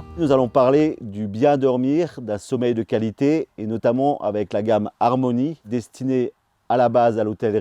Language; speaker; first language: French; native; French